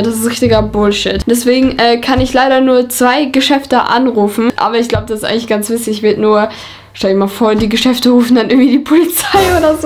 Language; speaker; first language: German; native; German